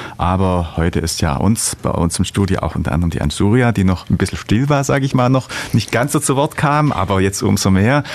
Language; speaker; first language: German; native; German